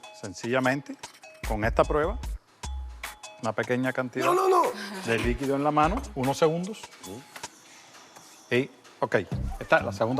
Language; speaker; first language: Spanish; native; Spanish